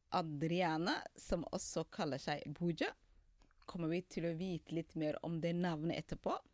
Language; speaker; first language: Norwegian; non-native, fluent; Somali